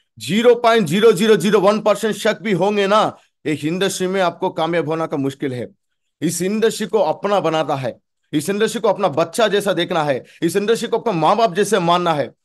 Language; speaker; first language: Hindi; non-native, local second language; Telugu